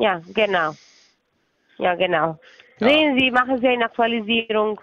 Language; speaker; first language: German; non-native, fluent; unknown